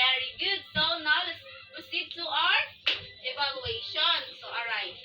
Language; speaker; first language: English; non-native, local second language; Cebuano